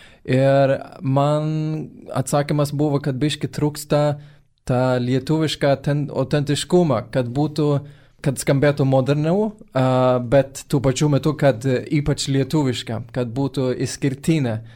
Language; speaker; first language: Lithuanian; non-native, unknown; Swedish